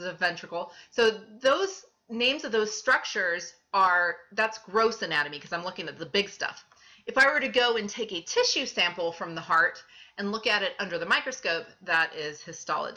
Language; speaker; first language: English; native; English